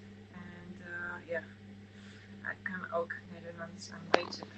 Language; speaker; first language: Dutch; non-native, learner; Polish